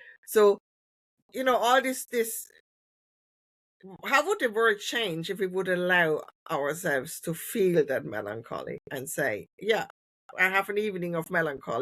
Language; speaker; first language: English; non-native, fluent; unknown